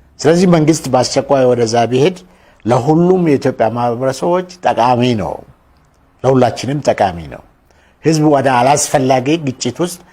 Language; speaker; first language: Amharic; non-native, local second language; Oromo